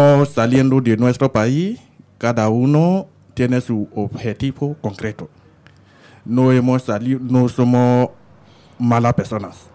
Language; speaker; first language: Spanish; non-native, learner; French